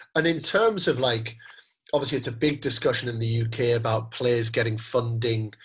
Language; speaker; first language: English; native; English